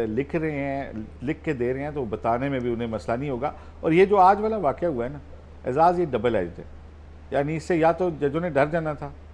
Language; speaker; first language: Urdu; native; Urdu